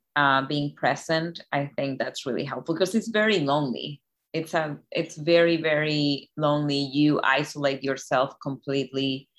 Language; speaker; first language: English; non-native, fluent; Spanish